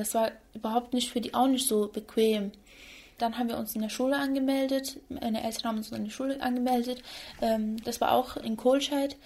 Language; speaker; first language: German; early bilingual, other home language; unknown